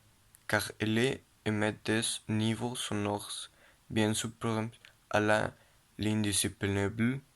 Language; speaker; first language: French; non-native, learner; Spanish